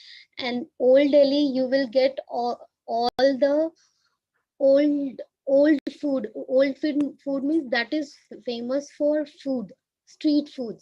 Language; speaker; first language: English; non-native, learner; Hindi